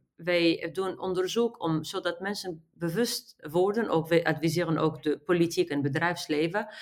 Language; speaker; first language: Dutch; non-native, fluent; Arabic